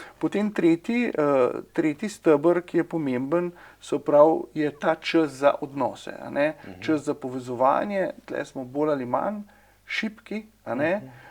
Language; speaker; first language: Slovenian; native; Slovenian